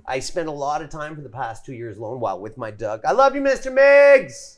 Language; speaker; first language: English; native; English